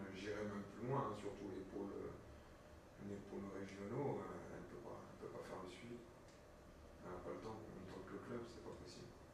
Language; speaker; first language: French; native; French